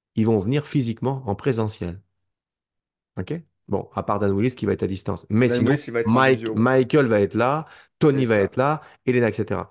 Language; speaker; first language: French; native; French